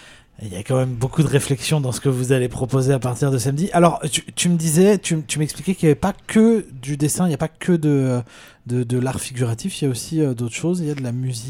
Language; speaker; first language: French; native; French